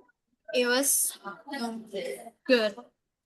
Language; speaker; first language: English; non-native, learner; Indonesian